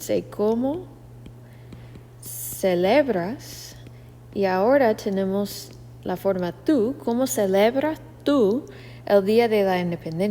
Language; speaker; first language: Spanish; non-native, fluent; English